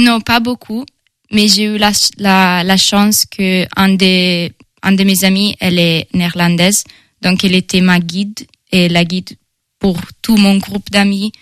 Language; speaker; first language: French; non-native, fluent; Italian